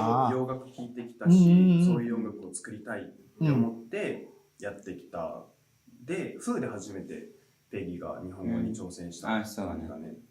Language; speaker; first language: Japanese; native; Japanese